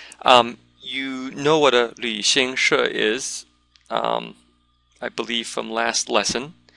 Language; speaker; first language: English; native; English